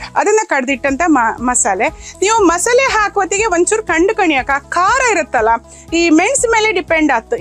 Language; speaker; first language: Kannada; native; Kannada